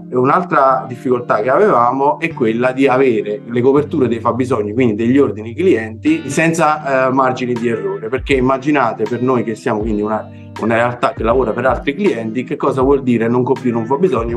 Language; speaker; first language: Italian; native; Italian